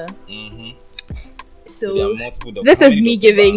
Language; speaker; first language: English; non-native, local second language; Akan